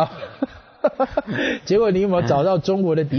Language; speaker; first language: Chinese; native; Chinese